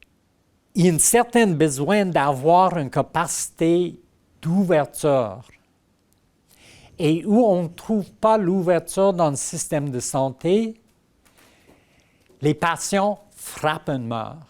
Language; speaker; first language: French; non-native, fluent; English